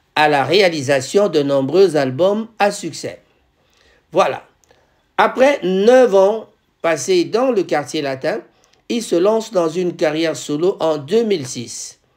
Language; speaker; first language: French; non-native, local second language; Lingala